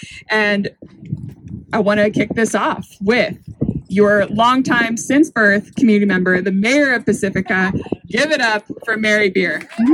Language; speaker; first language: English; native; English